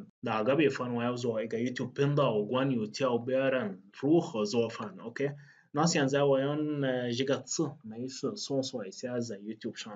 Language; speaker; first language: Chinese; non-native, fluent; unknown